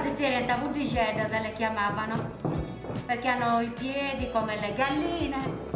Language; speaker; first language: Italian; native; Italian